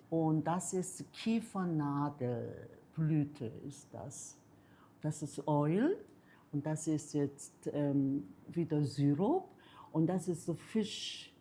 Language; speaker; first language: German; non-native, fluent; Korean